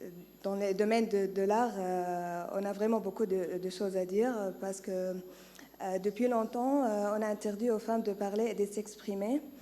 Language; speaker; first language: French; non-native, learner; Arabic